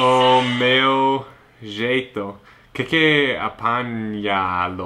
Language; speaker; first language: Portuguese; non-native, fluent; English